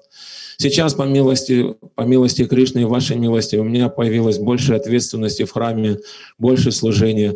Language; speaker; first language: Russian; native; Russian